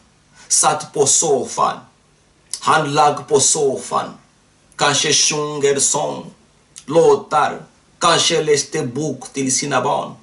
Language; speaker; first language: Swedish; non-native, fluent; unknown